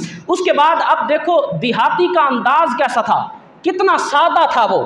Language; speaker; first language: Urdu; native; Urdu